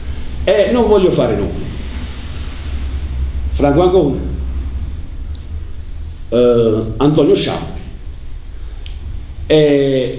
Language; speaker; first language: Italian; native; Italian